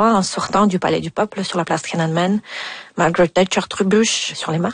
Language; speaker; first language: French; non-native, fluent; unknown